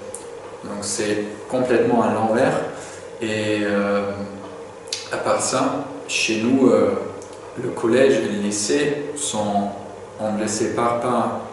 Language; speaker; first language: French; non-native, fluent; German